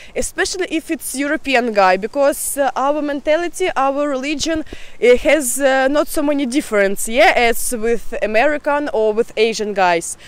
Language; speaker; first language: English; non-native, fluent; Russian